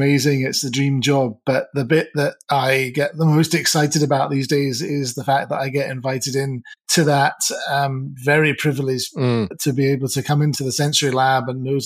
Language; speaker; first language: English; native; English